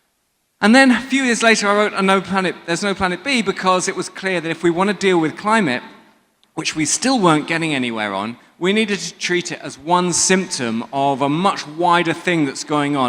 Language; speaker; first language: English; native; English